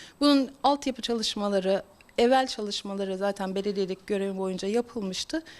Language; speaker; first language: Turkish; early bilingual, heritage; Turkish